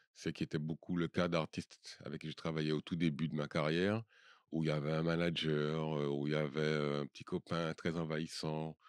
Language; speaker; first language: French; native; French